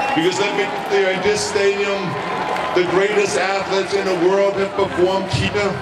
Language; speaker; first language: English; non-native, fluent; German